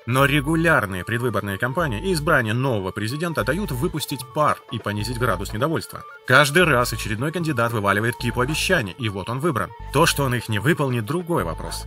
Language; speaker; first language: Russian; native; Russian